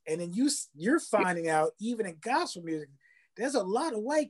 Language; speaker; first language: English; native; English